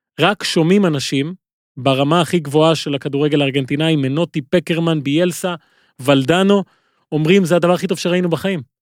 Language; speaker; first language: Hebrew; native; Hebrew